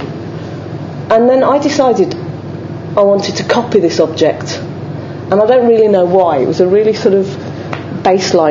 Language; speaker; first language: English; native; English